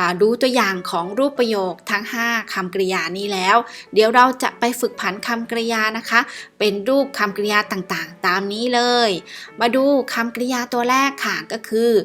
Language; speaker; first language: Thai; native; Thai